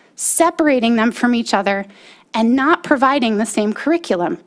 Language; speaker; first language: English; native; English